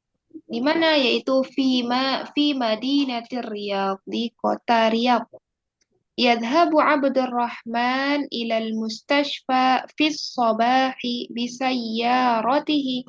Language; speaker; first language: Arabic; non-native, fluent; Indonesian